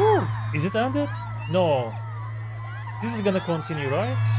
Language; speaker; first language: English; non-native, fluent; Turkish